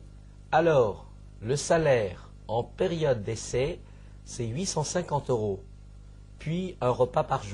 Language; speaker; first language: French; non-native, fluent; Chinese